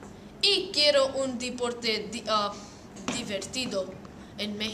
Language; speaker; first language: Spanish; non-native, learner; English